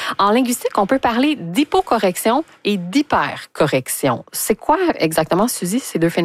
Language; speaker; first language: French; native; French